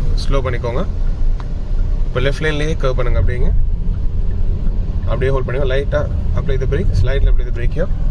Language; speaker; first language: Tamil; native; Tamil